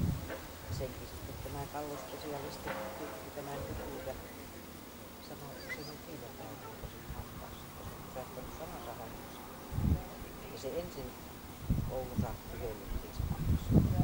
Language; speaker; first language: Finnish; native; Finnish